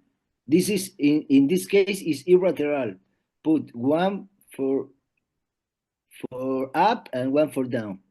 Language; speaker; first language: English; non-native, learner; Spanish